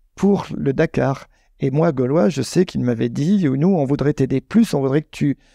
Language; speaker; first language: French; native; French